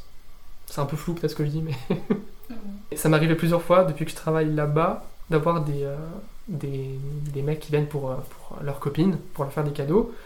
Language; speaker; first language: French; native; French